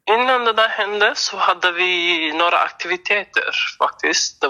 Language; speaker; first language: Swedish; non-native, fluent; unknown